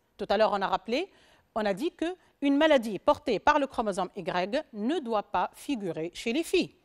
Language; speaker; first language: French; non-native, local second language; Arabic